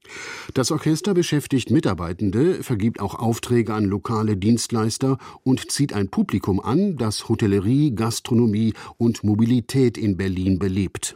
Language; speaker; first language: German; native; German